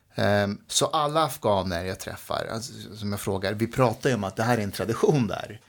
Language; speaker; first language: Swedish; early bilingual, other home language; Persian